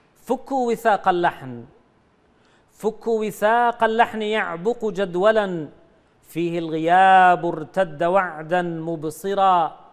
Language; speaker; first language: Arabic; native; Arabic